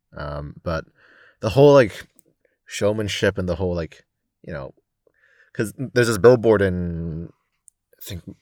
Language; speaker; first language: English; non-native, local second language; Cantonese